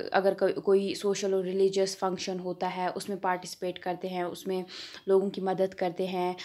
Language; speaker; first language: Hindi; non-native, local second language; Kashmiri